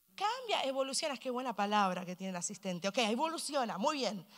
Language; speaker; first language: Spanish; early bilingual, heritage; Spanish